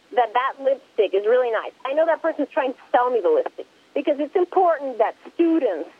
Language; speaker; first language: English; early bilingual, other home language; Spanish